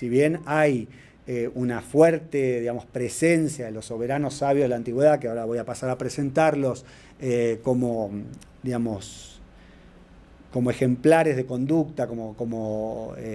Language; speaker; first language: Spanish; native; Spanish